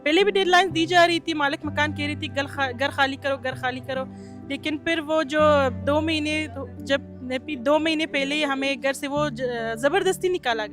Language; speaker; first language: Urdu; non-native, fluent; Persian